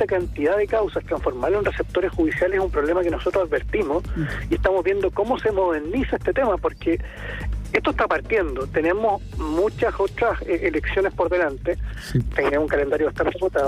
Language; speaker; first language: Spanish; native; Spanish